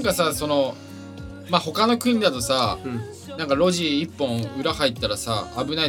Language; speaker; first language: Japanese; native; Japanese